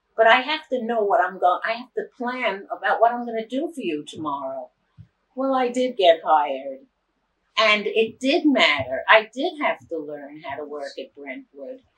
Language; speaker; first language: English; native; English